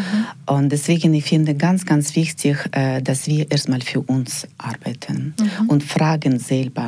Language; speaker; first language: German; non-native, fluent; Ukrainian